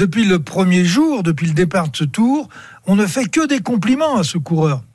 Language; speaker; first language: French; native; French